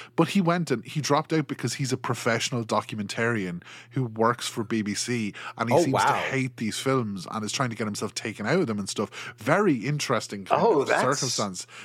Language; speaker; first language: English; native; English